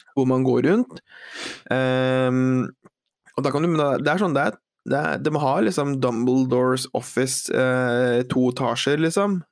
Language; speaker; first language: Norwegian; native; Norwegian